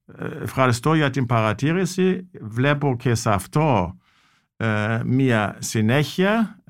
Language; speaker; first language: Greek; non-native, fluent; German